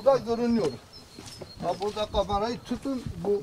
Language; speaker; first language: Turkish; non-native, local second language; Kurdish